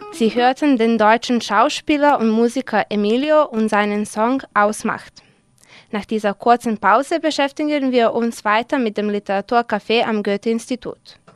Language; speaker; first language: German; non-native, fluent; Serbian